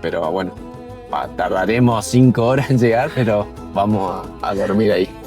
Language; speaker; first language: Spanish; native; Spanish